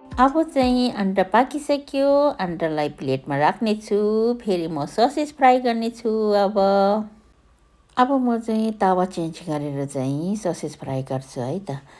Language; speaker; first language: Nepali; native; Nepali